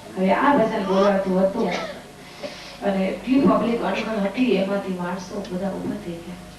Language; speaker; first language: Gujarati; non-native, local second language; Kachhi